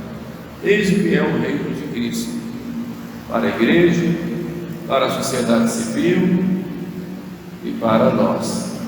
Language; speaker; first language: Portuguese; native; Portuguese